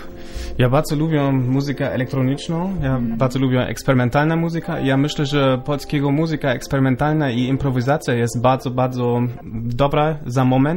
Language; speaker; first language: Polish; non-native, local second language; German